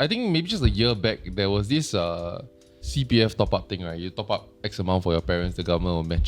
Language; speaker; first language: English; native; English